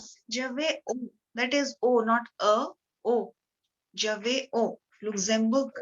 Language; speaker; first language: French; non-native, fluent; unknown